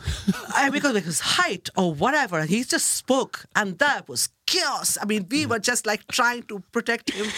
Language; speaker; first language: English; non-native, local second language; Bangla